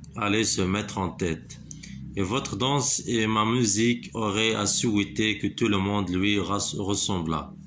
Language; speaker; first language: French; non-native, local second language; Arabic